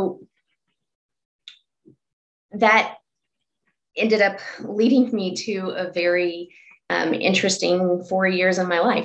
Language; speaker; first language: English; native; English